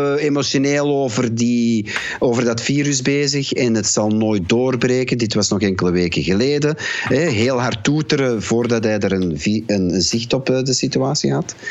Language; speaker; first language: Dutch; native; Dutch